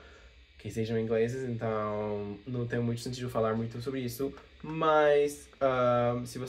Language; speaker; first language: Portuguese; non-native, fluent; English